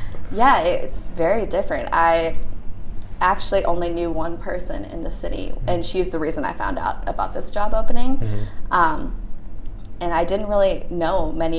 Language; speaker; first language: English; native; English